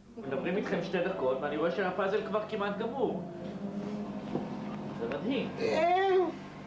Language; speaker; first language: Hebrew; native; Hebrew